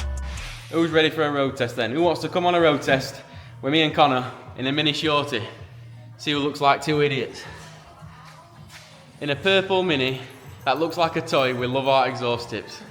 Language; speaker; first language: English; native; English